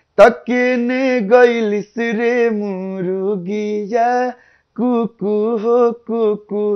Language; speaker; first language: Hindi; native; Hindi